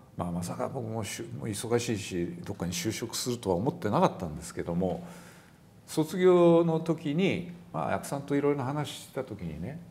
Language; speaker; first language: Japanese; native; Japanese